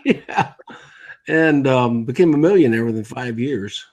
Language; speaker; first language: English; native; English